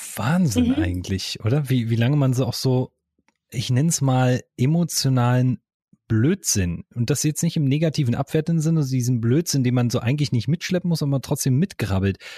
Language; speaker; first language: German; native; German